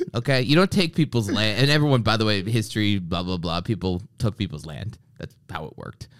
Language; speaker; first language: English; native; English